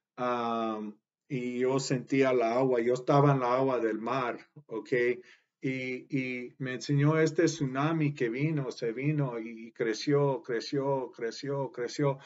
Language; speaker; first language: Spanish; early bilingual, heritage; Spanish